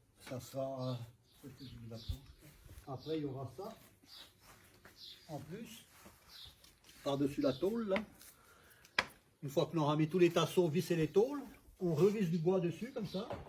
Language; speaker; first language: French; native; French